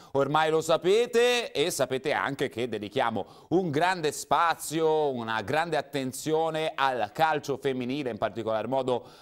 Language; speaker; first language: Italian; native; Italian